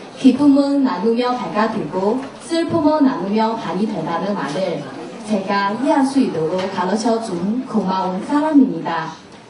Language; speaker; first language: Korean; non-native, learner; Chinese